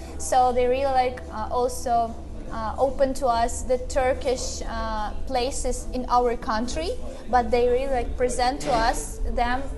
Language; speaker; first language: English; non-native, learner; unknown